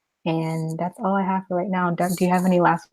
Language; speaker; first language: English; native; English